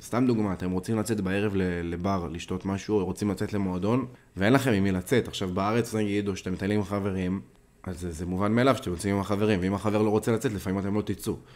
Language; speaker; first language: Hebrew; native; Hebrew